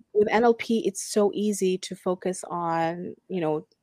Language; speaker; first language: English; non-native, fluent; Arabic